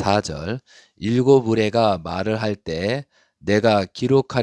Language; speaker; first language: Korean; native; Korean